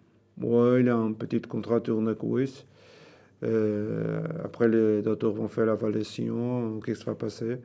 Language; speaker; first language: French; non-native, learner; Portuguese